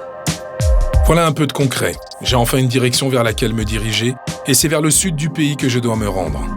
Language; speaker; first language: French; native; French